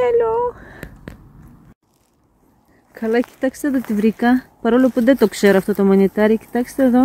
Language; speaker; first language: Greek; native; Greek